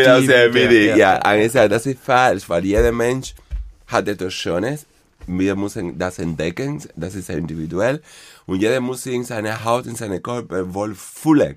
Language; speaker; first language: German; non-native, fluent; Spanish